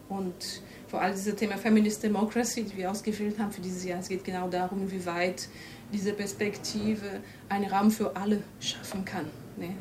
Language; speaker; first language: German; non-native, fluent; Portuguese